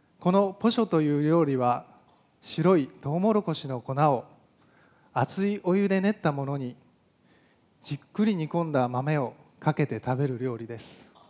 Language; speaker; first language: Japanese; native; Japanese